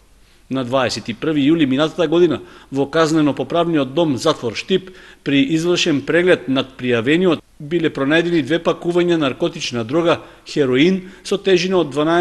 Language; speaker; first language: Macedonian; native; Macedonian